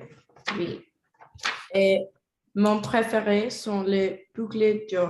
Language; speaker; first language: French; non-native, learner; Spanish